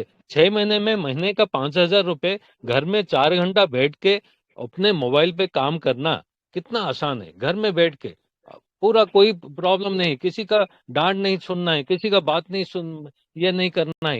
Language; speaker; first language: Hindi; non-native, local second language; Odia